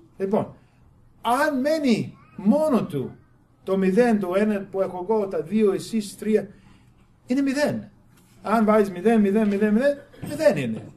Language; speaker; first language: Greek; non-native, fluent; English